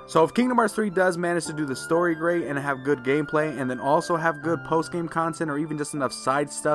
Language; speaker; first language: English; native; English